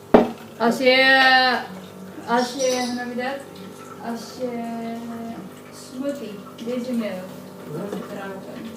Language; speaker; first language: Dutch; non-native, learner; Filipino